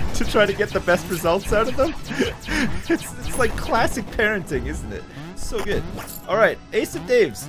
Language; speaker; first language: English; native; English